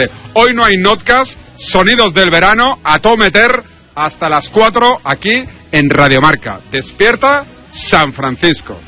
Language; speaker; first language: Spanish; native; Spanish